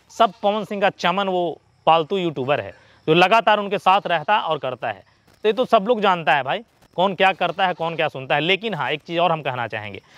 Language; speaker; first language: Hindi; native; Hindi